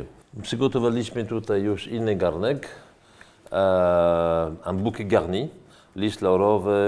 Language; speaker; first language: Polish; non-native, fluent; French